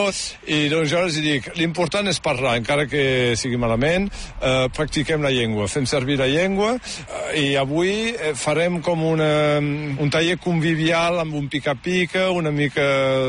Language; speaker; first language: Catalan; native; Catalan